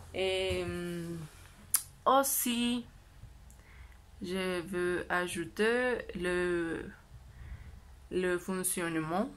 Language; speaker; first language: French; non-native, learner; Spanish